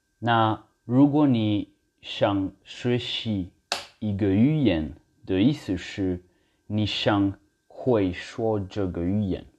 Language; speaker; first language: Chinese; non-native, learner; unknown